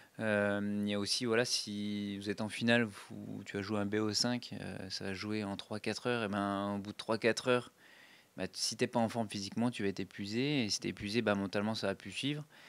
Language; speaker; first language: French; native; French